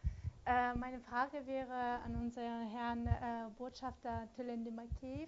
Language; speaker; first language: German; non-native, fluent; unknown